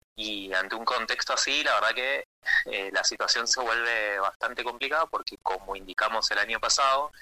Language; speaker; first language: Spanish; native; Spanish